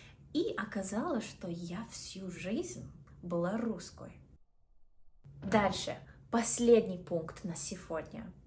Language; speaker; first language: Russian; non-native, fluent; English